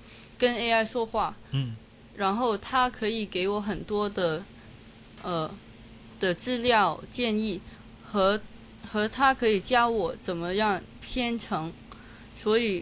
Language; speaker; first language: Chinese; non-native, local second language; Cantonese